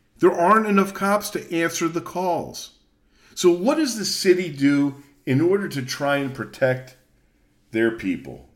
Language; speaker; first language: English; native; English